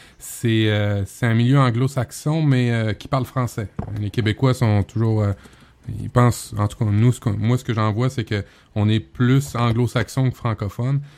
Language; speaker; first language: French; native; French